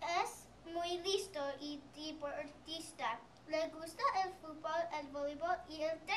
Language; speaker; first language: Spanish; non-native, learner; English